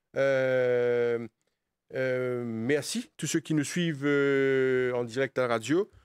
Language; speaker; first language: French; non-native, local second language; Morisyen